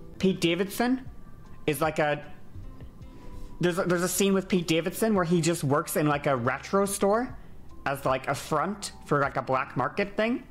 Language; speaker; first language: English; native; English